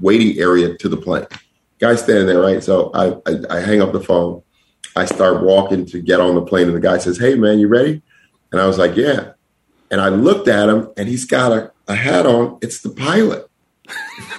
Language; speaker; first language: English; native; English